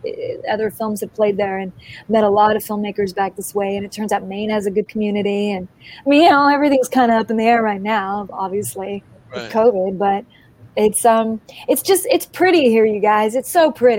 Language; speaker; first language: English; native; English